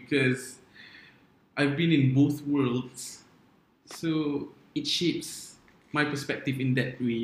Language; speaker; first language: English; non-native, local second language; Malay